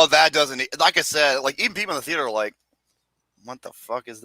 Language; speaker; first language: English; native; English